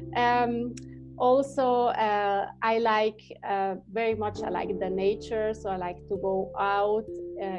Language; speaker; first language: English; non-native, fluent; German